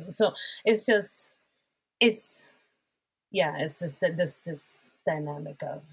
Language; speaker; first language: English; early bilingual, other home language; Spanish